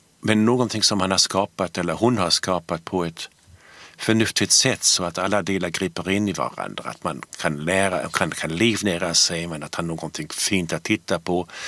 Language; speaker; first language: Swedish; non-native, fluent; German